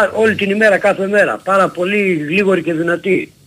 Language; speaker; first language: Greek; native; Greek